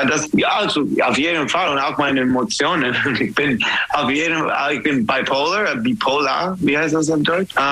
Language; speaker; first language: German; non-native, learner; English